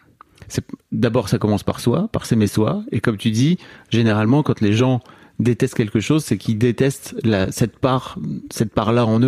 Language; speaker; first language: French; native; French